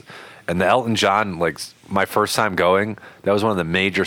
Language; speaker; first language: English; native; English